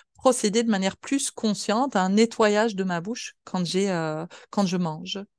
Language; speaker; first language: French; native; French